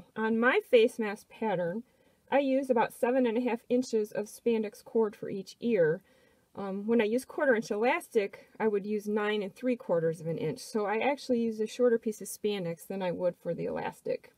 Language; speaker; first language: English; native; English